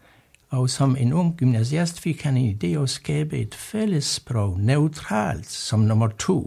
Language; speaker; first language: Danish; non-native, fluent; Polish